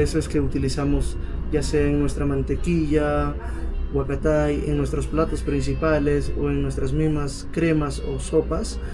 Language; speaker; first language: Spanish; native; Spanish